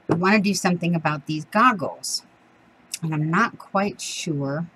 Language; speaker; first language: English; native; English